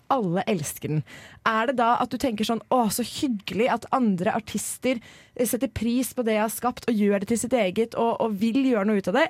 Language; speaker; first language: Norwegian; native; Norwegian